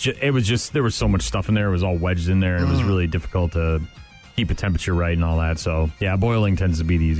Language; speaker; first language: English; native; English